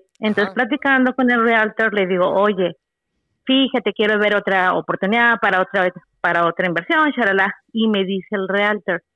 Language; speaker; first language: Spanish; native; Spanish